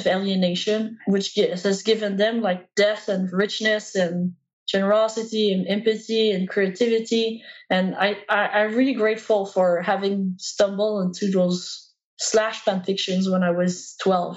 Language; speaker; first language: English; non-native, fluent; French